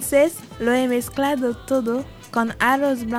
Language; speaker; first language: Spanish; non-native, learner; French